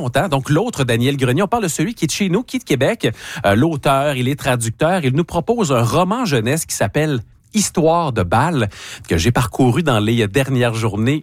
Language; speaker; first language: French; native; French